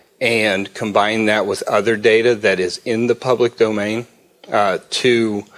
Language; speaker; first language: English; native; English